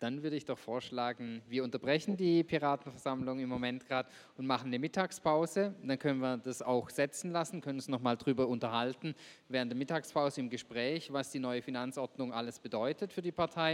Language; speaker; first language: German; native; German